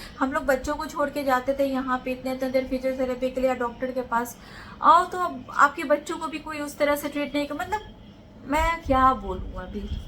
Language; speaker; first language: Hindi; native; Hindi